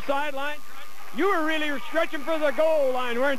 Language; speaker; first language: English; native; English